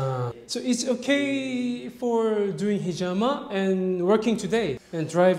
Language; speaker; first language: English; non-native, learner; Korean